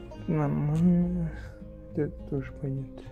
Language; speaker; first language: Russian; non-native, local second language; Kazakh